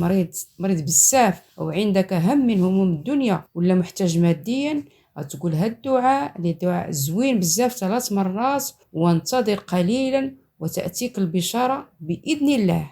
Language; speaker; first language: Arabic; native; Arabic